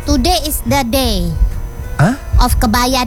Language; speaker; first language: English; non-native, learner; Indonesian